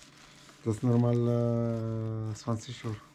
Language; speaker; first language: German; non-native, learner; Arabic